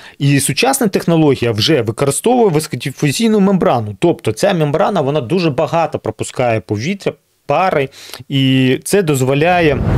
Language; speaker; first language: Ukrainian; non-native, local second language; Russian